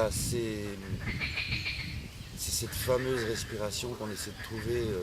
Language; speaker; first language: French; native; French